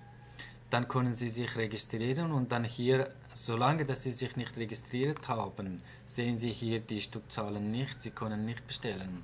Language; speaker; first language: German; non-native, fluent; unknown